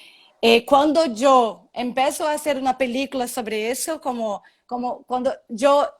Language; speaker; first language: Spanish; non-native, learner; Portuguese